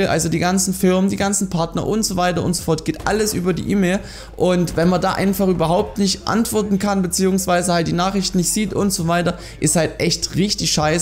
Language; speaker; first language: German; native; German